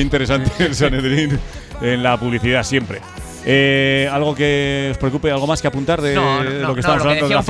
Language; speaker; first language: Spanish; native; Spanish